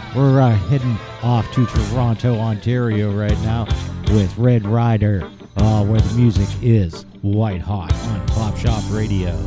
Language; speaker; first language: English; native; English